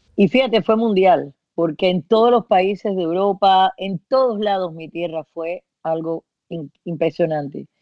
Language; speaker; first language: Spanish; early bilingual, heritage; Spanish